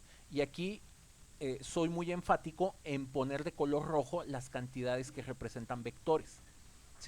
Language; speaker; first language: Spanish; native; Spanish